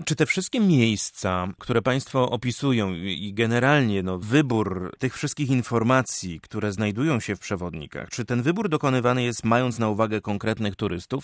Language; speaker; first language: Polish; native; Polish